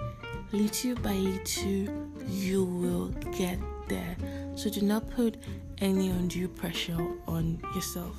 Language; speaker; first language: English; non-native, local second language; Yoruba